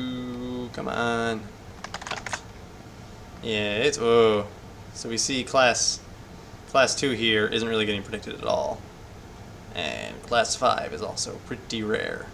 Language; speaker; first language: English; native; English